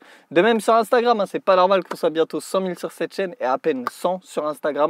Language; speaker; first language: French; native; French